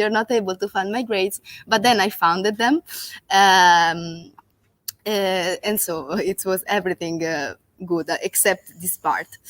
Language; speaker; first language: English; non-native, fluent; Italian